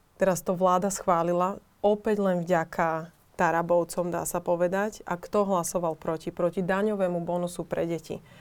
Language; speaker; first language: Slovak; native; Slovak